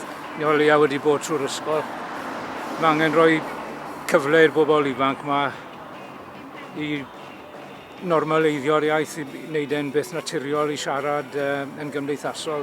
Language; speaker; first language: Welsh; non-native, local second language; English